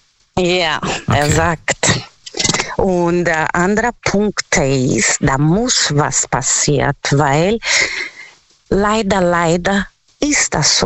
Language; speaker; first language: German; non-native, learner; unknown